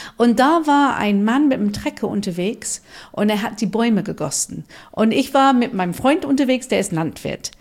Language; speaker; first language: German; non-native, fluent; English